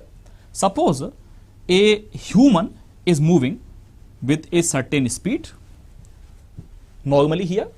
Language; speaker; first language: English; non-native, local second language; Hindi